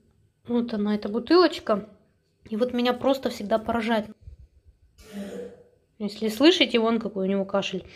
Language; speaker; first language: Russian; native; Russian